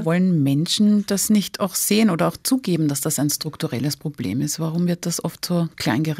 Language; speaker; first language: German; native; German